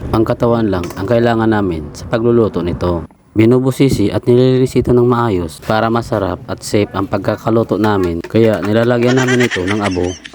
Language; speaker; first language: Filipino; native; Filipino